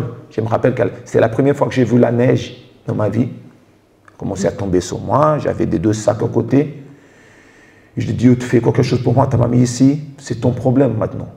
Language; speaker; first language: French; non-native, fluent; Portuguese